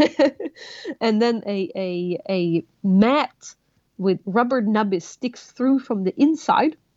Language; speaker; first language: English; non-native, fluent; Swedish